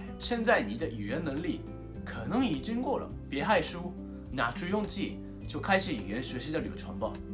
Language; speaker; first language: Chinese; non-native, fluent; Japanese